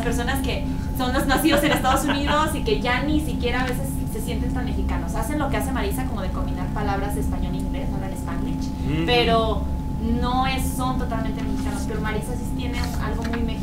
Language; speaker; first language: Spanish; native; Spanish